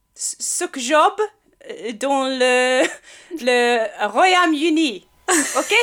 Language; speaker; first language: French; non-native, learner; English